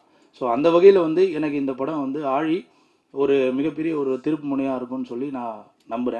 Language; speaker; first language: Tamil; native; Tamil